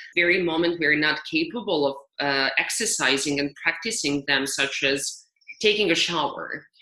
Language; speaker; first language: English; non-native, fluent; Serbian